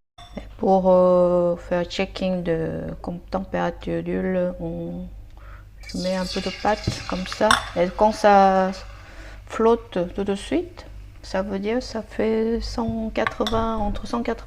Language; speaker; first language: French; non-native, learner; Korean